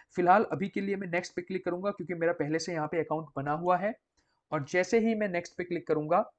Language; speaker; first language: Hindi; non-native, local second language; Gujarati